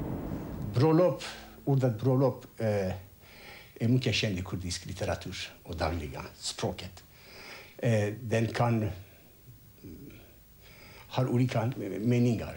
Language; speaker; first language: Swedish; non-native, fluent; Kurdish